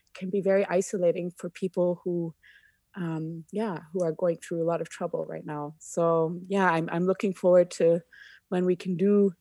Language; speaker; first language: English; native; English